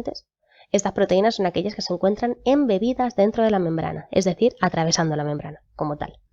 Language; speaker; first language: Spanish; native; Spanish